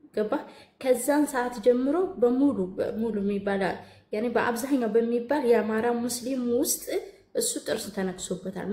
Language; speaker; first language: Amharic; native; Amharic